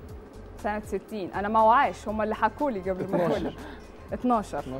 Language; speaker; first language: Arabic; native; Arabic